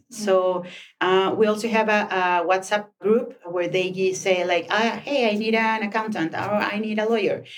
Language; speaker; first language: English; non-native, fluent; Spanish